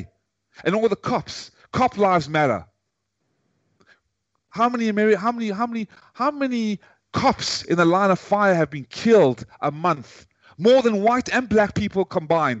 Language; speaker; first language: English; native; English